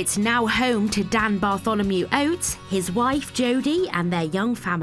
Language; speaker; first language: English; native; English